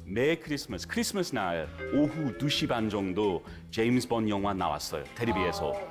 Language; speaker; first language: Korean; non-native, fluent; English